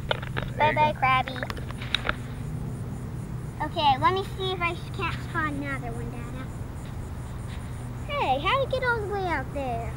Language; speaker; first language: English; native; English